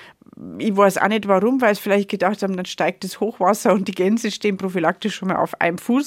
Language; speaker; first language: German; native; German